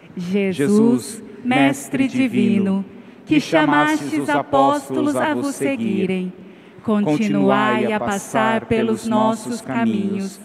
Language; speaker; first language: Portuguese; native; Portuguese